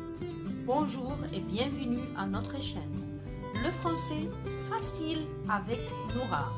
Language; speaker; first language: French; non-native, fluent; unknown